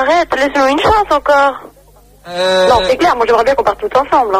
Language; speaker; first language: French; native; French